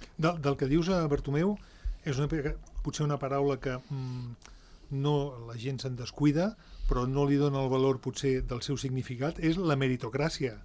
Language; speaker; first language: Catalan; native; Catalan